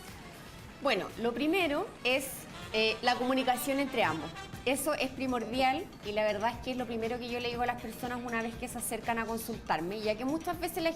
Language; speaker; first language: Spanish; native; Spanish